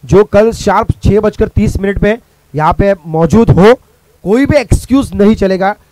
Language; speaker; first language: Hindi; non-native, local second language; Marathi